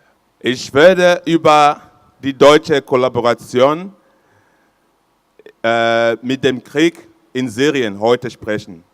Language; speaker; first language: German; non-native, fluent; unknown